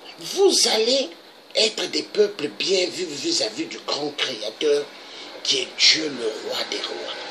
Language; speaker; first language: French; non-native, local second language; Lingala